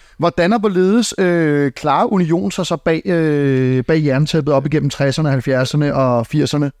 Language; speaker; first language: Danish; native; Danish